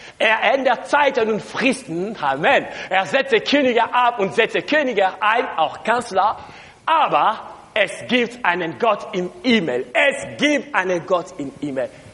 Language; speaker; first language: German; non-native, learner; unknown